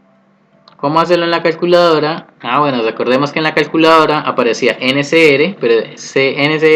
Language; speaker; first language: Spanish; native; Spanish